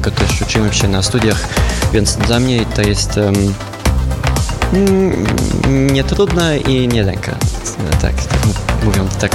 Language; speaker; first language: Polish; non-native, learner; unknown